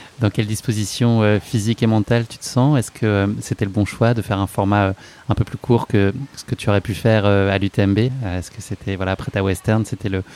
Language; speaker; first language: French; native; French